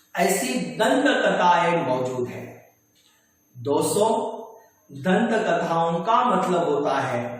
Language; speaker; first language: Hindi; non-native, local second language; Marathi